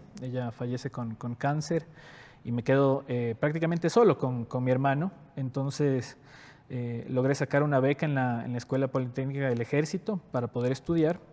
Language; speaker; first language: Spanish; native; Spanish